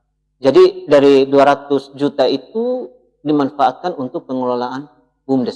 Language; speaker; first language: Indonesian; native; Indonesian